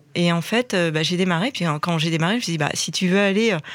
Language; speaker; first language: French; native; French